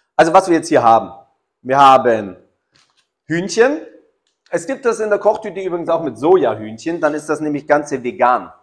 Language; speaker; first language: German; native; German